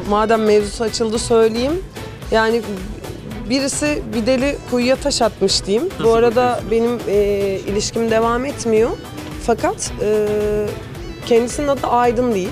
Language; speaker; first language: Turkish; native; Turkish